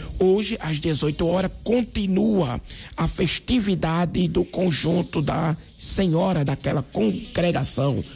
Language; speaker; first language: Portuguese; native; Portuguese